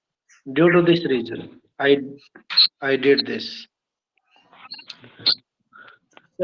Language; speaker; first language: English; non-native, learner; Hindi